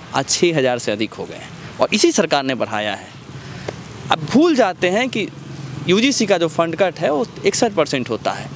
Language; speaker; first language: Hindi; native; Hindi